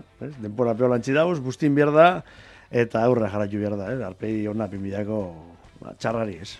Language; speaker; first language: Basque; native; Basque